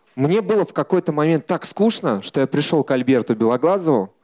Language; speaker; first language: Russian; native; Russian